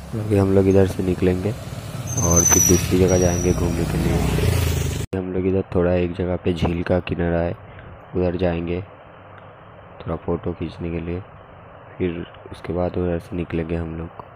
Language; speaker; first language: Hindi; non-native, local second language; Bangla